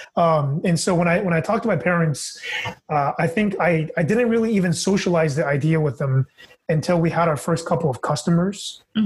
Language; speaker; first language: English; native; English